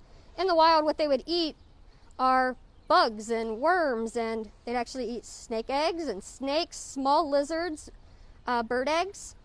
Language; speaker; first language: English; native; English